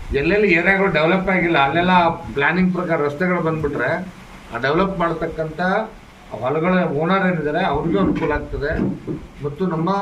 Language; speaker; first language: Kannada; native; Kannada